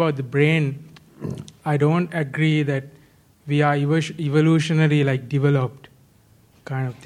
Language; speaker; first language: English; non-native, local second language; Sinhala